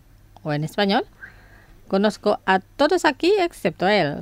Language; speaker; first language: Spanish; non-native, fluent; Indonesian